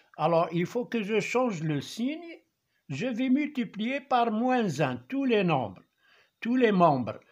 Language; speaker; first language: French; non-native, local second language; Arabic